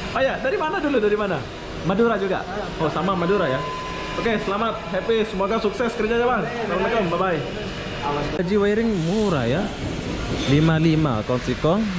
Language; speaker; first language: Indonesian; non-native, local second language; Sasak